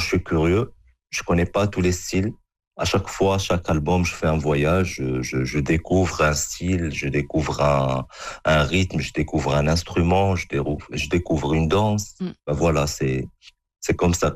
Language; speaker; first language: French; non-native, local second language; Arabic